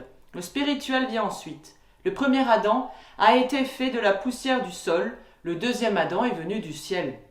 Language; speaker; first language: French; native; French